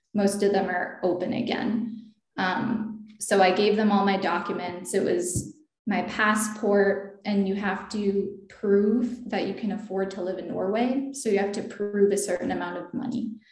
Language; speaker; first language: English; native; English